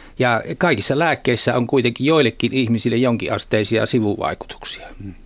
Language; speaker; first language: Finnish; native; Finnish